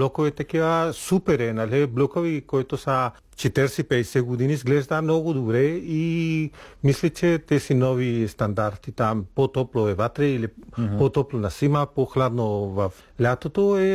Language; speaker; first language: Bulgarian; non-native, fluent; Spanish